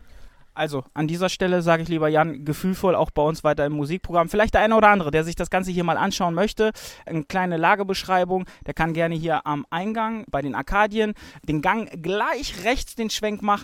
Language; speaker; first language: German; native; German